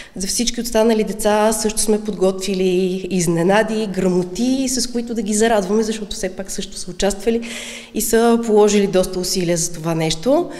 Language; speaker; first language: Bulgarian; native; Bulgarian